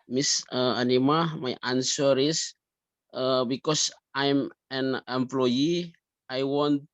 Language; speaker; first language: English; non-native, learner; Indonesian